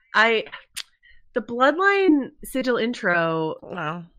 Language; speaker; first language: English; native; English